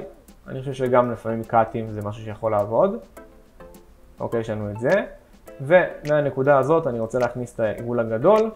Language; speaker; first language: Hebrew; native; Hebrew